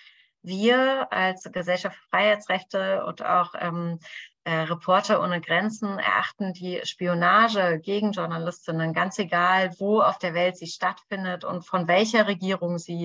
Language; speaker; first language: German; native; German